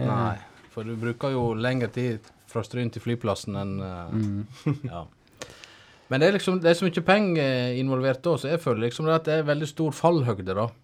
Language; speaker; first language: Norwegian; native; Norwegian